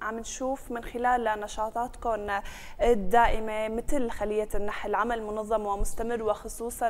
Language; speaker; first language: Arabic; native; Arabic